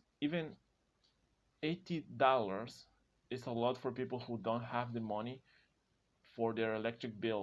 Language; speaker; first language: English; non-native, fluent; Spanish